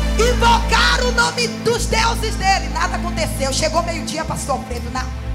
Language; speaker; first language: Portuguese; native; Portuguese